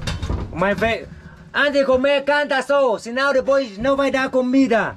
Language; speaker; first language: Portuguese; non-native, learner; Vietnamese